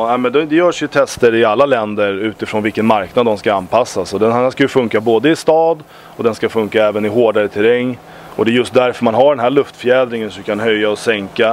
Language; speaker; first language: Swedish; native; Swedish